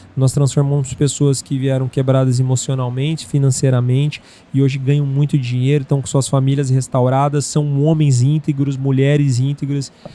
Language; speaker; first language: Portuguese; native; Portuguese